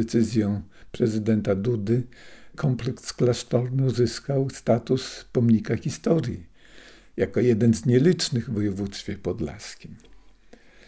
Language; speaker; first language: Polish; non-native, local second language; Russian